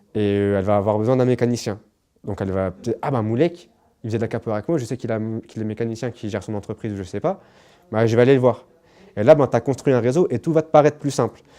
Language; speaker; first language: French; native; French